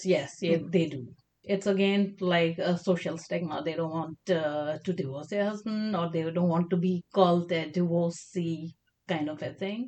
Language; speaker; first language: English; non-native, local second language; Kashmiri